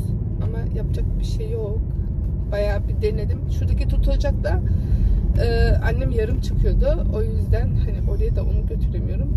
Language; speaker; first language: Turkish; early bilingual, heritage; Turkish